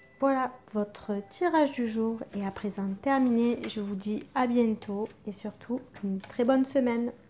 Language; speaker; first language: French; native; French